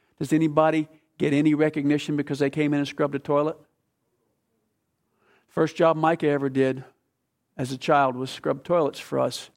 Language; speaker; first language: English; native; English